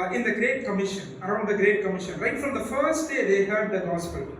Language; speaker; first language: English; non-native, local second language; Tamil